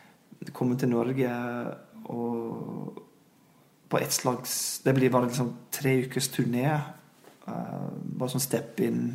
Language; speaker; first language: Norwegian; non-native, fluent; English